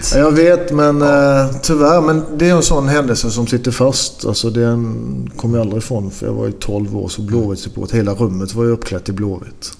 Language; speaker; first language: Swedish; native; Swedish